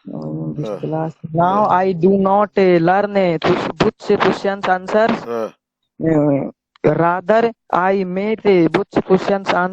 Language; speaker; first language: English; non-native, learner; Hindi